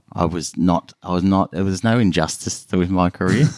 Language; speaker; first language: English; native; English